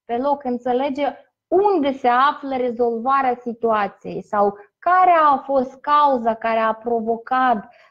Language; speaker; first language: Romanian; non-native, fluent; Russian